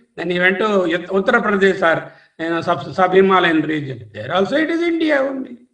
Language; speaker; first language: English; non-native, local second language; Telugu